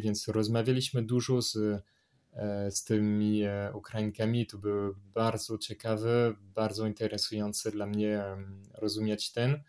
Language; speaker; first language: Polish; non-native, learner; French